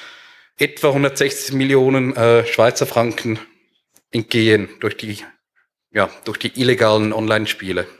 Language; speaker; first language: German; native; German